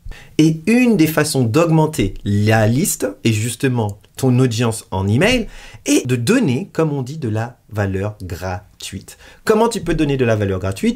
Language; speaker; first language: French; native; French